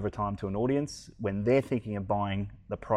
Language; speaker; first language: English; native; English